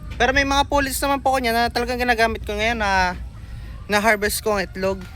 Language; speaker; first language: Filipino; native; Filipino